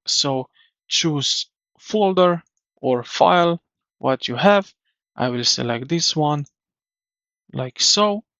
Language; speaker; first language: English; non-native, fluent; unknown